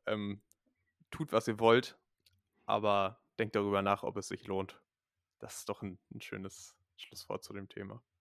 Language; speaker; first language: German; native; German